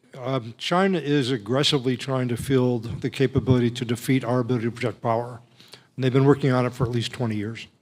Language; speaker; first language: English; native; English